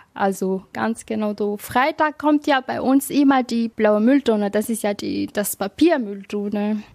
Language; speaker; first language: German; non-native, learner; Malagasy